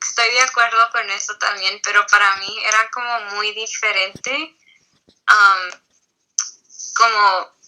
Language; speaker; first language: Spanish; early bilingual, heritage; Spanish